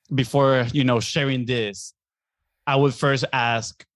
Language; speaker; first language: English; non-native, fluent; Spanish